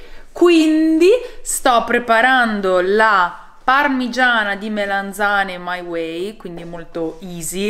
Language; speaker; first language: Italian; native; Italian